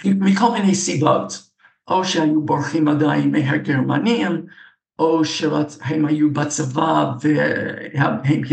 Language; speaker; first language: Hebrew; non-native, fluent; English